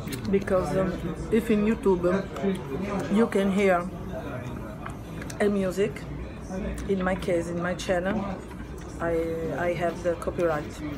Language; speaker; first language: English; non-native, learner; Italian